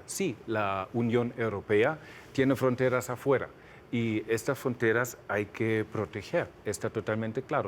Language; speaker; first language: Spanish; non-native, fluent; German